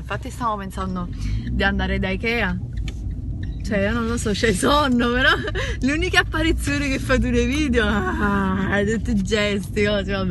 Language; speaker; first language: Italian; native; Italian